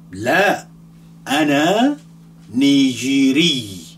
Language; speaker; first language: Arabic; non-native, fluent; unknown